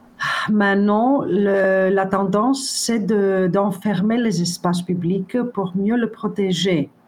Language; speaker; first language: French; non-native, fluent; Greek